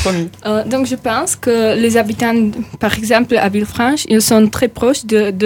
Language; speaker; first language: French; non-native, learner; Slovak